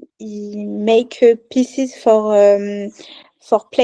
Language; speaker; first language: English; non-native, learner; French